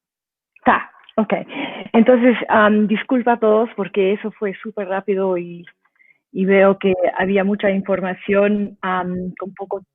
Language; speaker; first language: Spanish; non-native, fluent; English